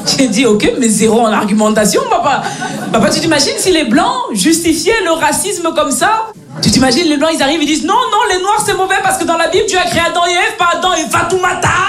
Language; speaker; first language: French; native; French